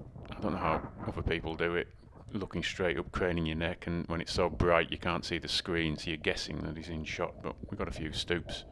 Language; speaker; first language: English; native; English